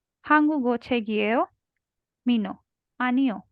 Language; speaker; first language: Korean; non-native, learner; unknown